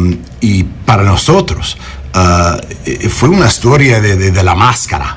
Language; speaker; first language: Spanish; early bilingual, heritage; Spanish